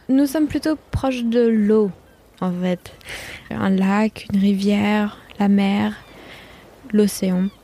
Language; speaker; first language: French; non-native, fluent; English